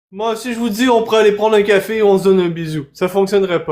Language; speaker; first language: French; native; French